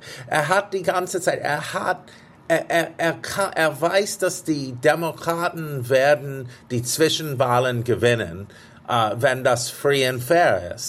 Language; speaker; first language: German; non-native, fluent; English